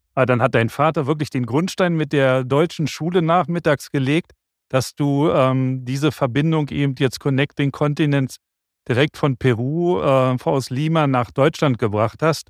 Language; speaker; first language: German; native; German